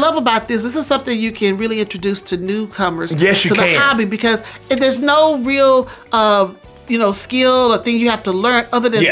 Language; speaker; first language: English; native; English